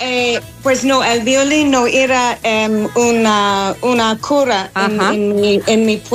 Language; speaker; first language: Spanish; non-native, fluent; English